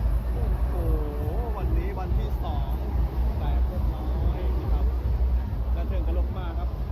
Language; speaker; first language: Thai; native; Thai